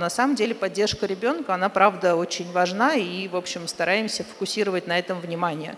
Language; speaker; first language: Russian; native; Russian